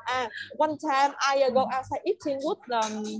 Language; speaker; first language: English; non-native, learner; Vietnamese